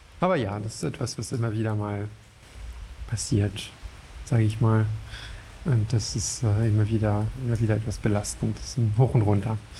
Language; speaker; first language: German; non-native, fluent; French